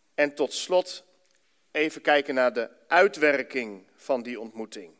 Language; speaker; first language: Dutch; native; Dutch